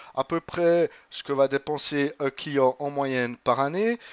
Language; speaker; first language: French; native; French